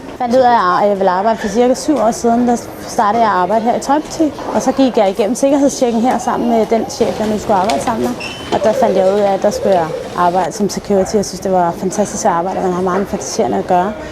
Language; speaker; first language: Danish; early bilingual, other home language; Arabic